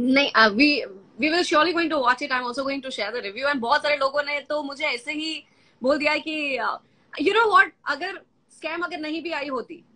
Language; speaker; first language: Hindi; non-native, local second language; Gujarati